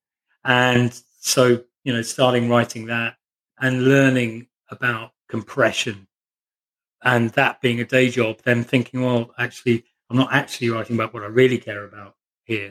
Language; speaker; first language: English; native; English